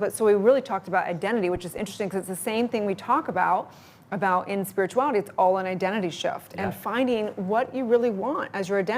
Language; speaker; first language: English; native; English